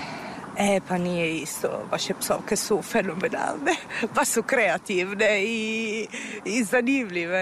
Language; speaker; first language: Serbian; non-native, fluent; Italian